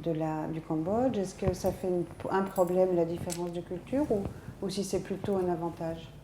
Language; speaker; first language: French; native; French